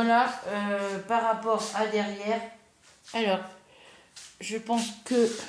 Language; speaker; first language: French; native; French